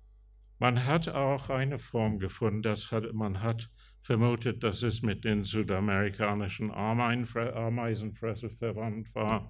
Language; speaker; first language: German; non-native, fluent; English